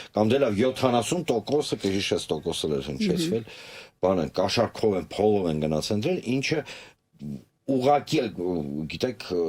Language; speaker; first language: Armenian; native; Armenian